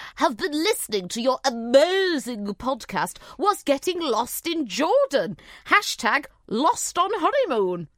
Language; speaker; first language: English; native; English